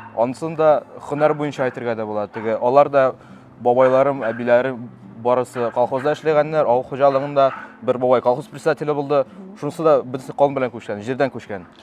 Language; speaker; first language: Tatar; native; Tatar